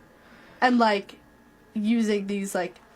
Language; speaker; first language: English; native; English